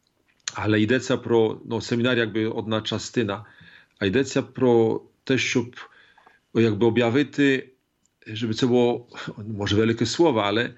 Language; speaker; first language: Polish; non-native, learner; Ukrainian